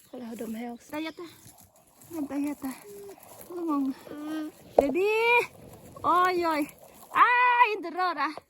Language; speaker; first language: Swedish; non-native, learner; Thai